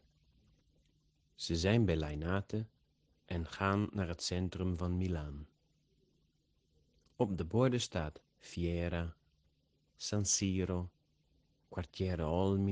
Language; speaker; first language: Dutch; native; Dutch